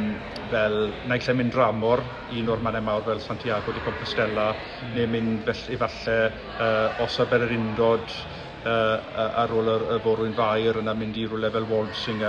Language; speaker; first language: Welsh; native; Welsh